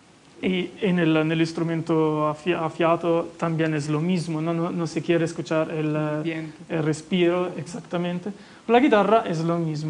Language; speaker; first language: Spanish; non-native, fluent; Italian